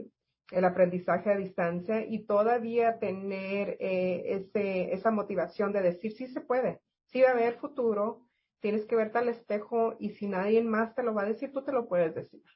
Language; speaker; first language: Spanish; native; Spanish